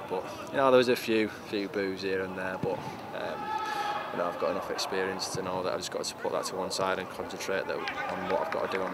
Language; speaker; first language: English; native; English